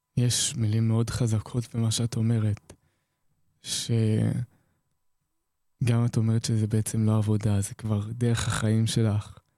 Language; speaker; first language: Hebrew; native; Hebrew